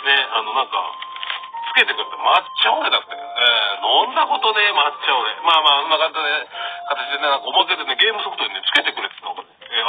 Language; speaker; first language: Japanese; native; Japanese